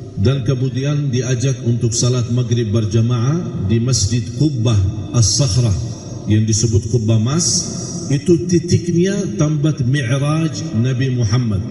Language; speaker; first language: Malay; non-native, fluent; Arabic